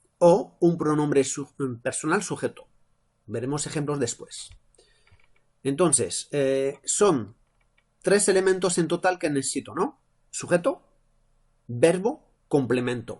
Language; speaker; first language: Spanish; non-native, fluent; French